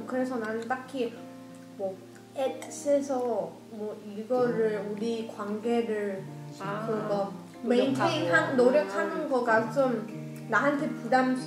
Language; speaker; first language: Korean; non-native, learner; Chinese